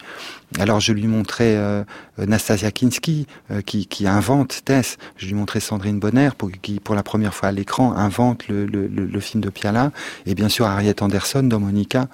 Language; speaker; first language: French; native; French